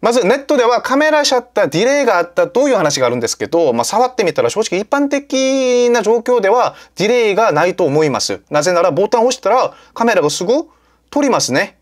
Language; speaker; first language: Japanese; non-native, fluent; Korean